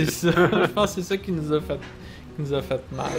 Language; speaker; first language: French; native; French